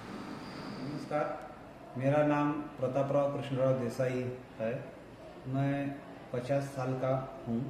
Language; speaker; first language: Hindi; non-native, local second language; Marathi